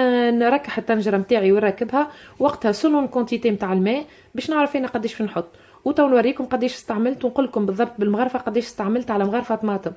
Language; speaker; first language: Arabic; native; Arabic